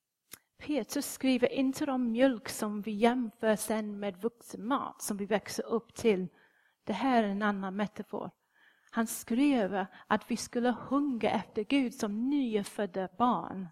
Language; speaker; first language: Swedish; non-native, fluent; English